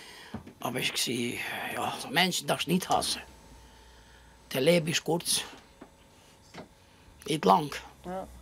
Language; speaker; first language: German; non-native, learner; Albanian